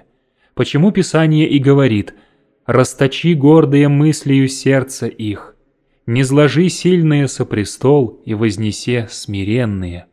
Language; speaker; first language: Russian; native; Russian